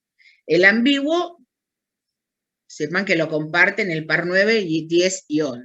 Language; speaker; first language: Spanish; native; Spanish